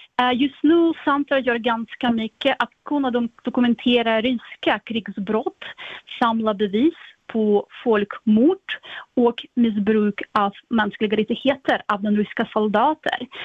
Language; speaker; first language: Swedish; non-native, fluent; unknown